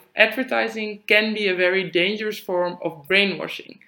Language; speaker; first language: English; non-native, fluent; Dutch